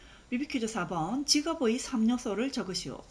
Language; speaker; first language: Korean; native; Korean